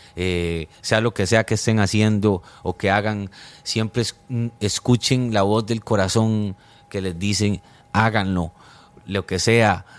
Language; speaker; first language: Spanish; non-native, fluent; French